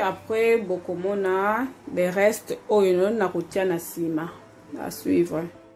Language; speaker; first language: French; non-native, local second language; Lingala